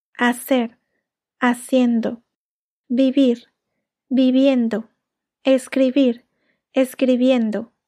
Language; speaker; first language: Spanish; native; Spanish